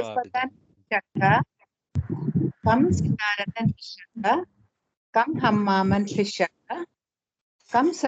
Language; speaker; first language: Arabic; non-native, learner; Tamil